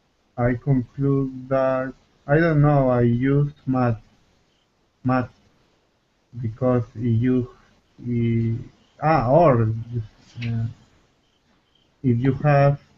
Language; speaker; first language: English; non-native, learner; Spanish